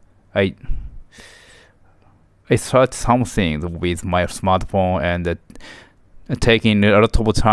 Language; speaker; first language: English; non-native, learner; Japanese